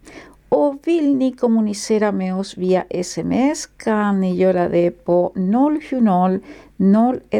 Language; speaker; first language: Swedish; non-native, fluent; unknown